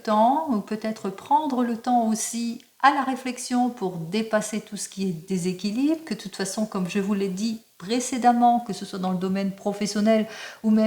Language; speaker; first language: French; native; French